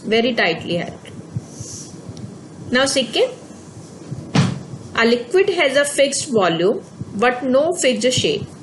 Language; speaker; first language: English; non-native, local second language; Hindi